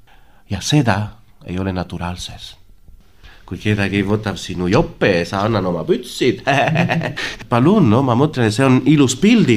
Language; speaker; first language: Estonian; non-native, learner; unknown